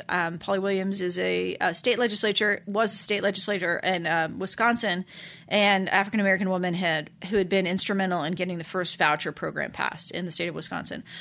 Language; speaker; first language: English; native; English